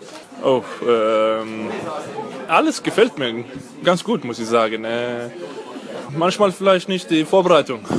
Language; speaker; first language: German; non-native, fluent; Swedish